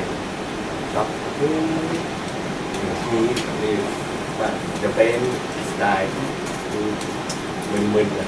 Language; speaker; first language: English; non-native, learner; Thai